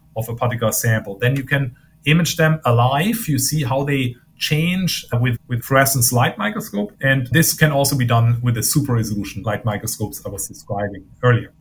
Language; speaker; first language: English; non-native, fluent; German